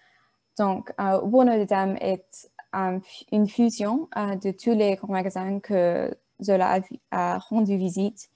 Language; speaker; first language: French; non-native, learner; English